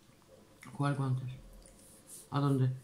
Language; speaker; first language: Spanish; non-native, learner; Russian